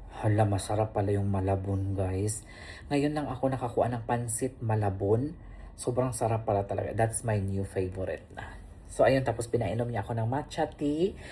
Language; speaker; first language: Filipino; non-native, local second language; Cebuano